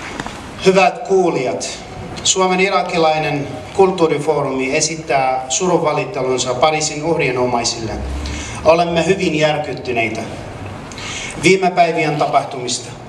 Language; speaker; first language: Finnish; non-native, fluent; Arabic